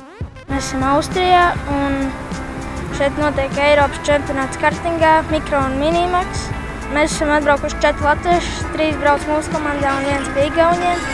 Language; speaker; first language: Latvian; native; Latvian